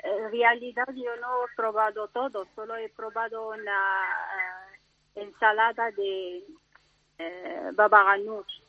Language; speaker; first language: Spanish; non-native, learner; Arabic